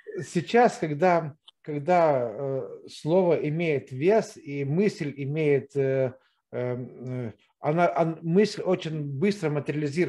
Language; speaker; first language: Russian; non-native, fluent; Lithuanian